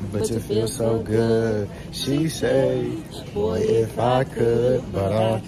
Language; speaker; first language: English; native; English